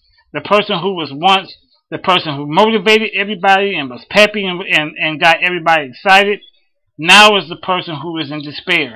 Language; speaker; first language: English; native; English